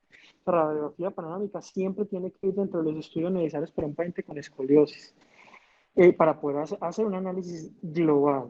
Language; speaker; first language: Spanish; native; Spanish